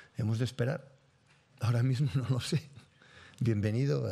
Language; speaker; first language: Portuguese; non-native, learner; Catalan